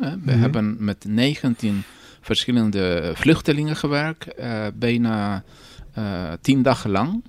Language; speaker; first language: Dutch; non-native, fluent; Spanish